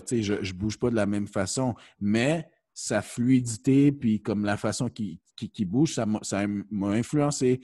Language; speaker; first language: French; early bilingual, heritage; French